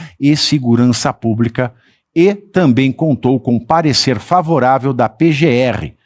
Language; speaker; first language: Portuguese; native; Portuguese